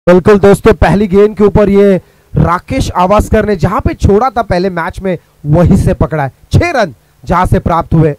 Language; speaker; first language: Hindi; non-native, local second language; Marathi